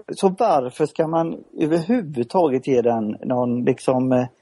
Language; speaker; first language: Swedish; native; Swedish